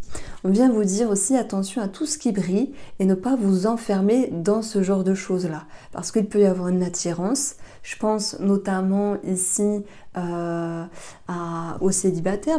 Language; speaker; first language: French; native; French